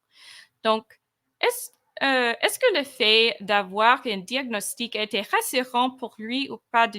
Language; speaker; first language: French; non-native, fluent; English